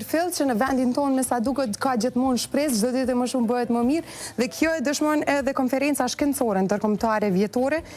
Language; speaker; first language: Albanian; native; Albanian